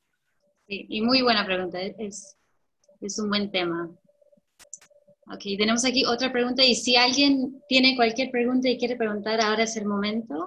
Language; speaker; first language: Spanish; early bilingual, heritage; Spanish